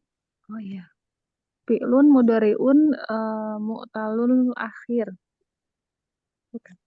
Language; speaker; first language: Arabic; non-native, learner; Indonesian